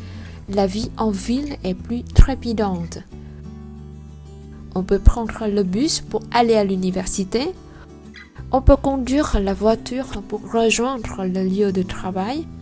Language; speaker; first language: French; non-native, learner; Vietnamese